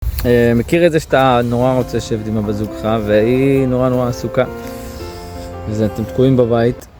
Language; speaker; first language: Hebrew; native; Hebrew